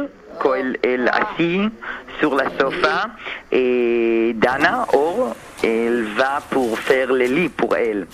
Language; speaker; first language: French; non-native, learner; Hebrew